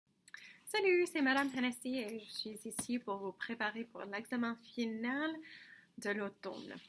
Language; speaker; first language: French; non-native, fluent; English